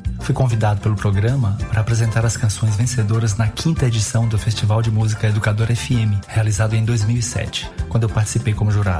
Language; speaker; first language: Portuguese; native; Portuguese